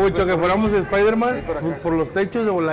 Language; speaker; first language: Spanish; native; Spanish